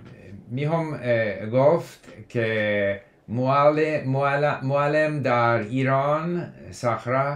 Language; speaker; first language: Persian; non-native, learner; English